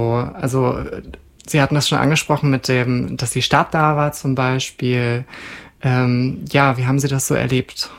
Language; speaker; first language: German; native; German